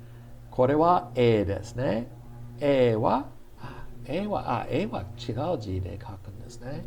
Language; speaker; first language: Japanese; non-native, fluent; English